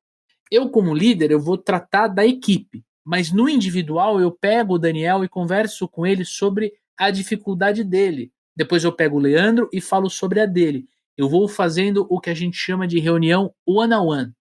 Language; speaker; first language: Portuguese; native; Portuguese